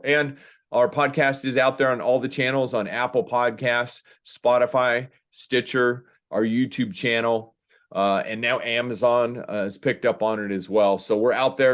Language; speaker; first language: English; native; English